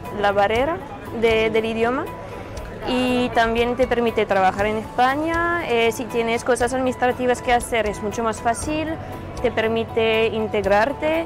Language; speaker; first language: Spanish; non-native, fluent; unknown